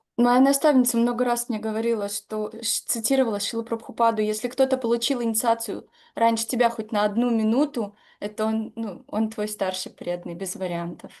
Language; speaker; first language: Russian; native; Russian